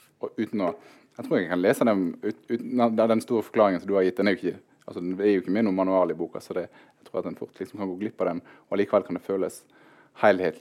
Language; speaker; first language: Norwegian; native; Norwegian